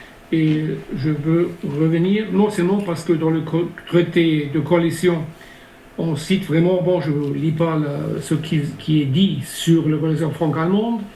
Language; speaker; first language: French; non-native, fluent; German